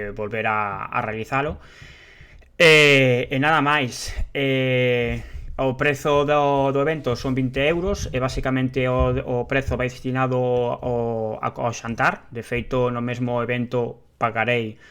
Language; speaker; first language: Galician; non-native, local second language; Spanish